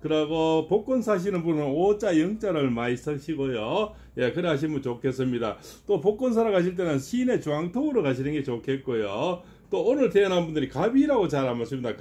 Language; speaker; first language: Korean; native; Korean